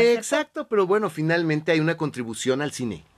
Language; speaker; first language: Spanish; native; Spanish